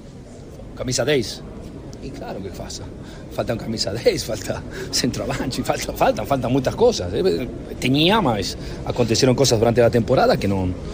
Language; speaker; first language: Portuguese; non-native, fluent; Spanish